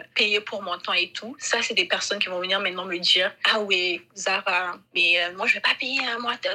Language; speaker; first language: French; non-native, local second language; Bambara